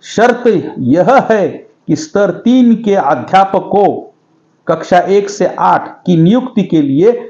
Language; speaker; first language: Hindi; non-native, local second language; Marathi